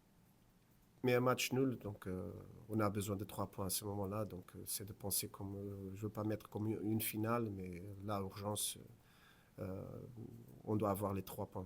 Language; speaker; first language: French; non-native, fluent; Portuguese